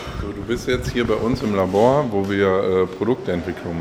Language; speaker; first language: German; native; German